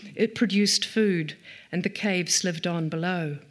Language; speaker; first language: English; native; English